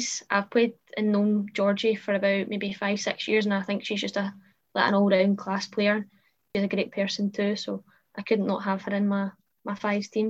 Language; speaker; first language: English; native; English